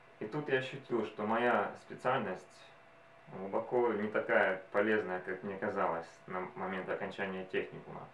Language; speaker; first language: Russian; native; Russian